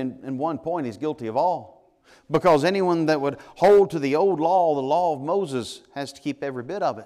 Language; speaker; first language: English; native; English